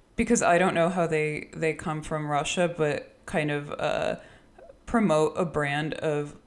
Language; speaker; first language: English; early bilingual, other home language; Russian